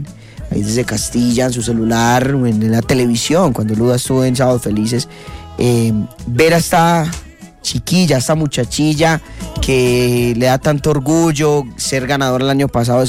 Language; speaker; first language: Spanish; native; Spanish